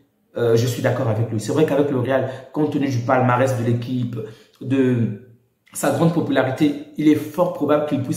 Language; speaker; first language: French; native; French